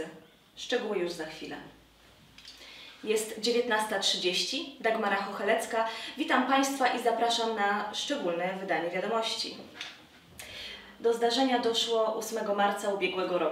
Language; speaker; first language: Polish; native; Polish